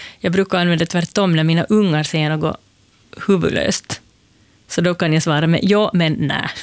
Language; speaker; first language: Swedish; native; Swedish